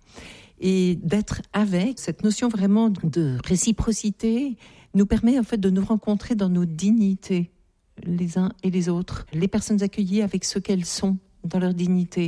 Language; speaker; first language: French; native; French